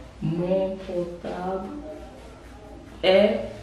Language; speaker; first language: French; non-native, learner; Haitian Creole